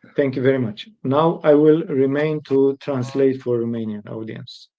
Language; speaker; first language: English; non-native, fluent; Romanian